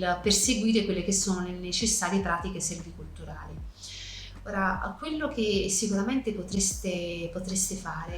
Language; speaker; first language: Italian; native; Italian